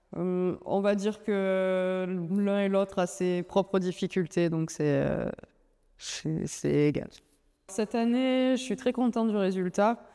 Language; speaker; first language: French; native; French